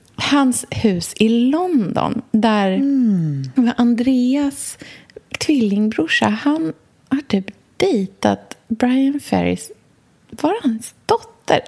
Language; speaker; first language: Swedish; native; Swedish